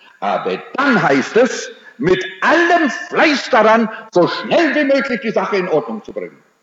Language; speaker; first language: German; early bilingual, heritage; German